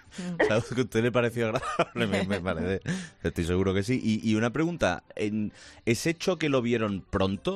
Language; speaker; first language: Spanish; native; Spanish